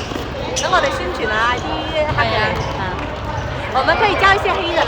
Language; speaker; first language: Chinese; early bilingual, heritage; Cantonese